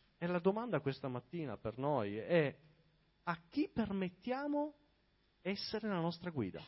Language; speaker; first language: Italian; native; Italian